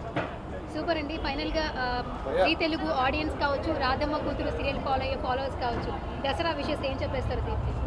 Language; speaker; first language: Telugu; native; Telugu